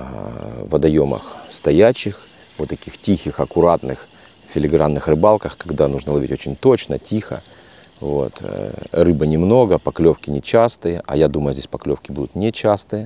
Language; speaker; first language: Russian; native; Russian